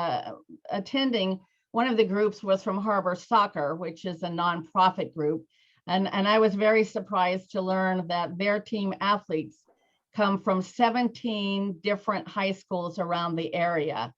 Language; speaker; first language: English; native; English